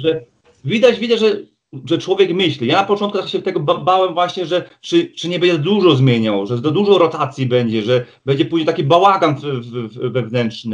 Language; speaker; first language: Polish; early bilingual, heritage; Polish